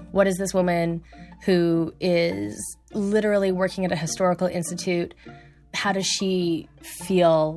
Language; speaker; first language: English; native; English